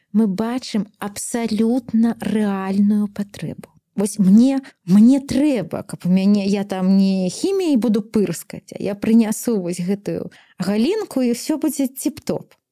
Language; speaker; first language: Belarusian; native; Belarusian